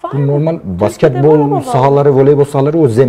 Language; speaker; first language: Turkish; native; Turkish